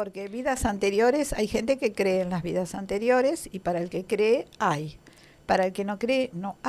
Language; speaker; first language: Spanish; native; Spanish